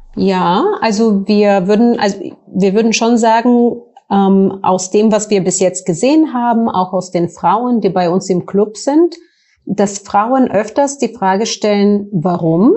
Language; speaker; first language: German; non-native, fluent; Bulgarian